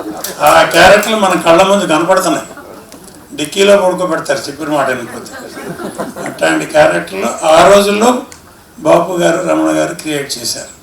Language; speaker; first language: Telugu; native; Telugu